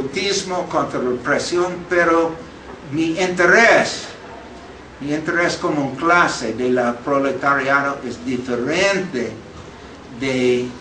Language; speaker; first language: Spanish; non-native, fluent; English